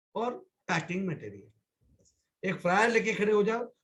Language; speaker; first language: Hindi; non-native, local second language; Marathi